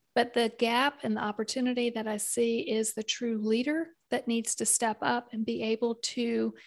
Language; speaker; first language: English; native; English